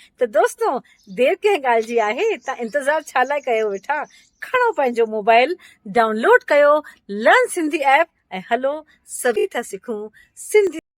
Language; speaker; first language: Sindhi; early bilingual, heritage; Sindhi